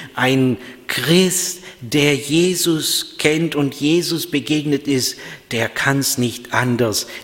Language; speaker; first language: German; non-native, fluent; Russian